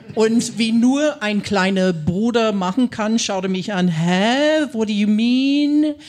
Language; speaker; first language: German; non-native, fluent; English